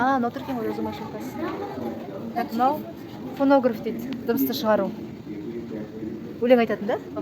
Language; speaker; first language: Kazakh; native; Kazakh